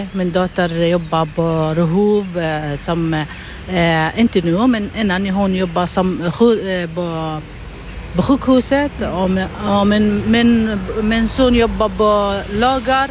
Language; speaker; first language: Swedish; non-native, learner; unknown